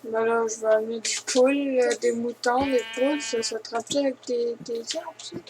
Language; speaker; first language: French; native; French